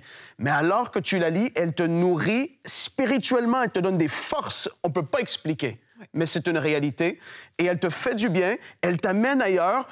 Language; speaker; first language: French; native; French